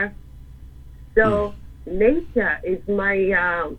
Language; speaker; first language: English; non-native, learner; Japanese